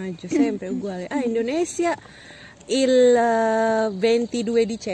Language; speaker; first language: Italian; non-native, learner; Indonesian